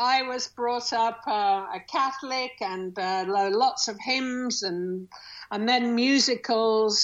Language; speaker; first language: English; native; English